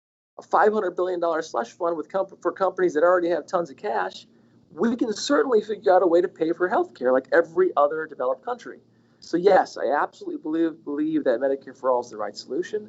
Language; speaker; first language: English; native; English